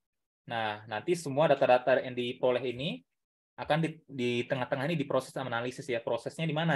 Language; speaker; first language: Indonesian; native; Indonesian